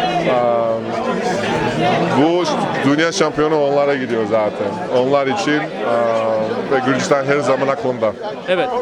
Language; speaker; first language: Turkish; non-native, fluent; Georgian